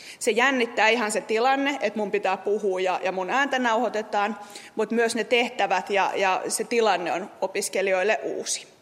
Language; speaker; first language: Finnish; native; Finnish